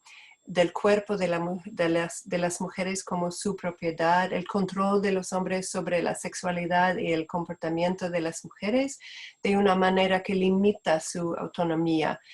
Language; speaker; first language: Spanish; non-native, fluent; Portuguese